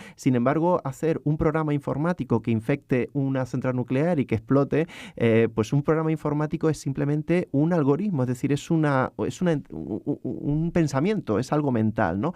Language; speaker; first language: Spanish; native; Spanish